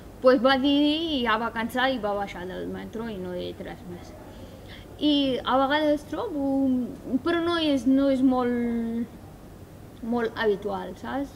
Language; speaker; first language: Catalan; non-native, learner; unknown